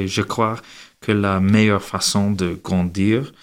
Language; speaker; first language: French; non-native, learner; English